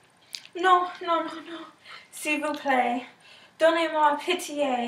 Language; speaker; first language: French; non-native, learner; English